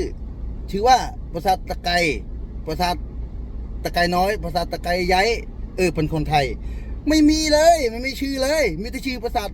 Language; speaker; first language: Thai; non-native, fluent; Khmer